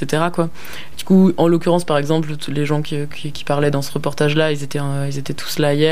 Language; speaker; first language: French; native; French